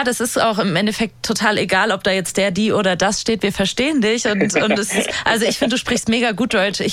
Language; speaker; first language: German; native; German